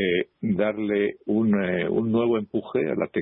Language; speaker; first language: Spanish; native; Spanish